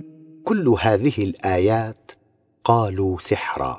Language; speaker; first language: Arabic; native; Arabic